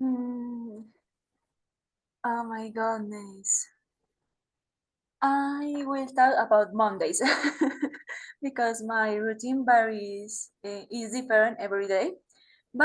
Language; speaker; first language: English; non-native, learner; Spanish